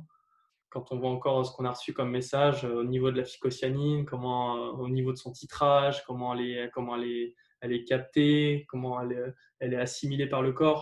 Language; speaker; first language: French; native; French